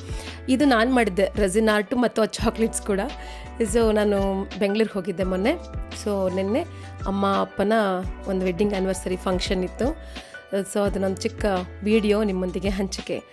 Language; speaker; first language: Kannada; native; Kannada